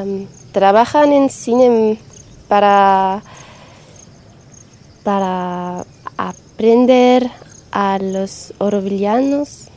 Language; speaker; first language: Spanish; non-native, learner; French